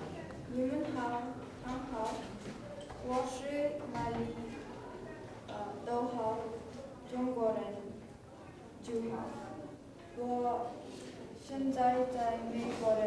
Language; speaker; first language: Chinese; non-native, learner; Mongolian